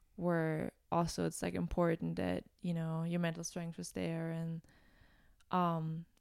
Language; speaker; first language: English; non-native, fluent; German